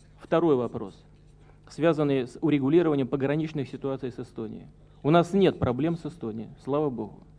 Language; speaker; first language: Russian; native; Russian